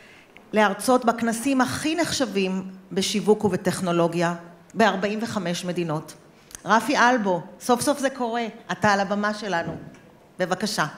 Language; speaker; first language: Hebrew; native; Hebrew